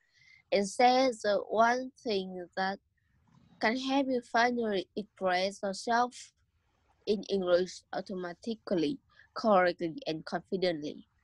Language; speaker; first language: English; non-native, learner; Vietnamese